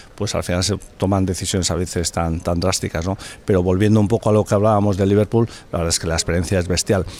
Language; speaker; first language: Spanish; native; Spanish